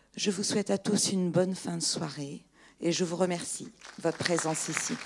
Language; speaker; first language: French; native; French